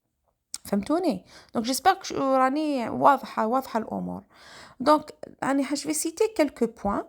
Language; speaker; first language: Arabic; native; Arabic